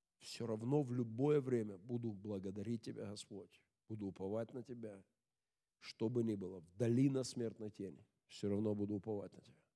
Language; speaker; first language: Russian; native; Russian